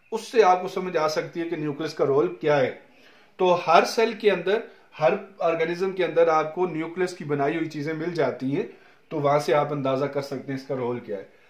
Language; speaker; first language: Urdu; non-native, local second language; Punjabi